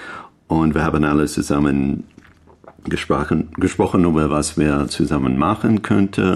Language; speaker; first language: German; non-native, learner; English